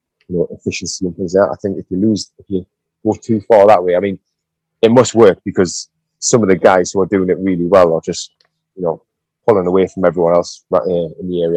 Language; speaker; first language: English; native; English